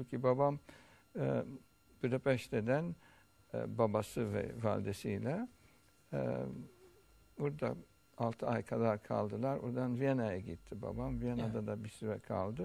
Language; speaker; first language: Turkish; early bilingual, heritage; Turkish